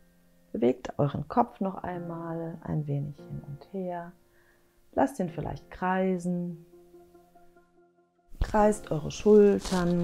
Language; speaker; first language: German; native; German